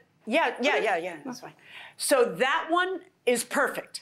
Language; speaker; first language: English; early bilingual, other home language; Spanish